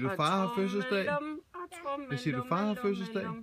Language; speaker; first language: Danish; native; Danish